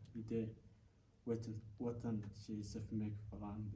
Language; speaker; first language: Turkish; non-native, learner; Somali